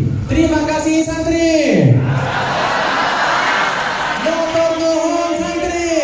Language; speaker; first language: Indonesian; non-native, learner; Arabic